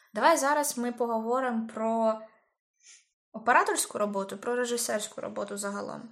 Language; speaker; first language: Ukrainian; native; Ukrainian